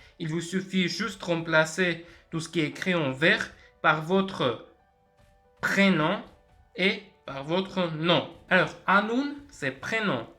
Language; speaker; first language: French; native; French